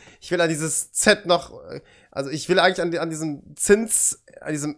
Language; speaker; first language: German; native; German